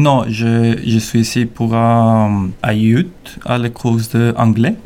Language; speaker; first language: French; non-native, learner; Spanish